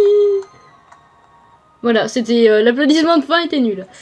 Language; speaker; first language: French; native; French